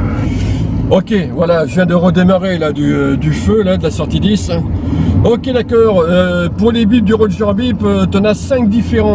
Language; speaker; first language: French; native; French